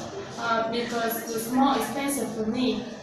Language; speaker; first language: English; non-native, learner; Vietnamese